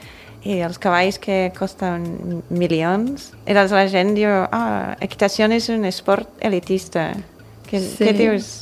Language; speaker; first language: Catalan; non-native, fluent; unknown